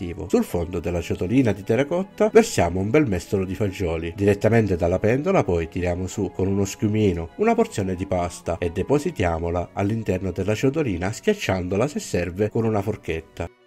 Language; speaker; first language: Italian; native; Italian